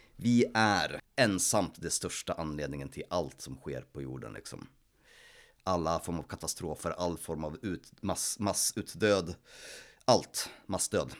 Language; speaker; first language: Swedish; early bilingual, other home language; Polish